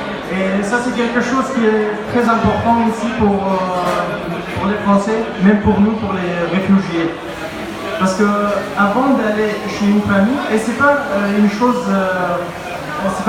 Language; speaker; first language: French; non-native, learner; Pashto